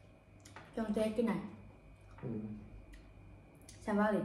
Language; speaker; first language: Vietnamese; native; Vietnamese